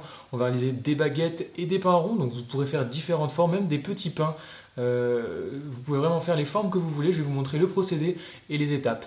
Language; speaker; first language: French; native; French